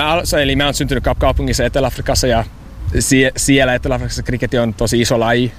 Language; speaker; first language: Finnish; non-native, fluent; English